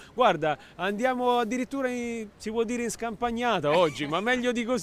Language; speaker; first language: Italian; native; Italian